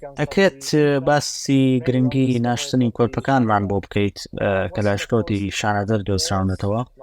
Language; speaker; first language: Central Kurdish; native; Central Kurdish